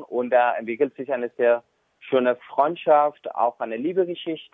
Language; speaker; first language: German; non-native, fluent; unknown